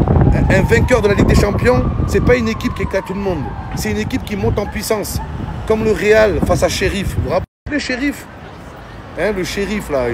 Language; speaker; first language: French; native; French